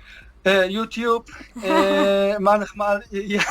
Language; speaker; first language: German; non-native, learner; Polish